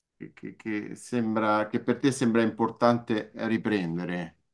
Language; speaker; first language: Italian; native; Italian